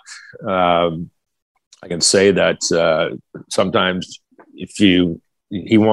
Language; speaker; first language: English; native; English